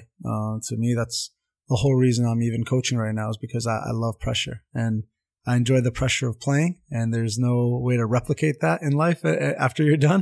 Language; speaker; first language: English; non-native, local second language; Armenian